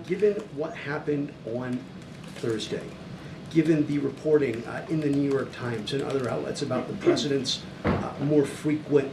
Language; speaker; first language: English; native; English